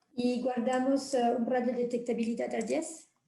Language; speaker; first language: Spanish; non-native, fluent; French